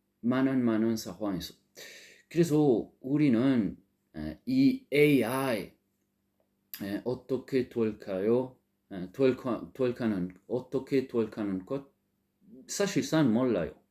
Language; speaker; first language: Korean; non-native, learner; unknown